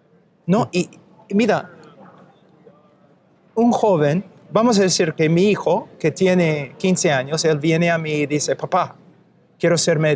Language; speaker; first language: Spanish; non-native, fluent; English